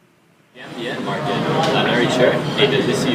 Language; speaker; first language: French; non-native, learner; English